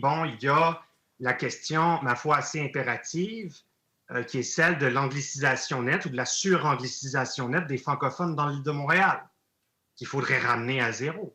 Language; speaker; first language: French; native; French